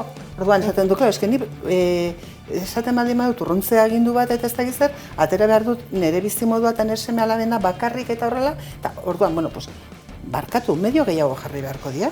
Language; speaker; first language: Basque; native; Basque